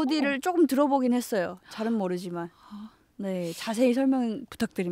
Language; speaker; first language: Korean; native; Korean